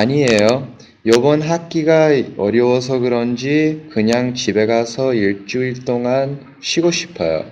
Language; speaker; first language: Korean; non-native, learner; English